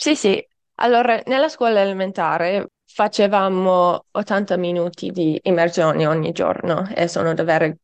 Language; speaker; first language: Italian; non-native, fluent; English